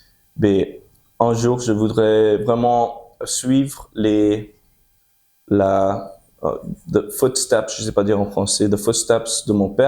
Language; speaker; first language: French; early bilingual, heritage; French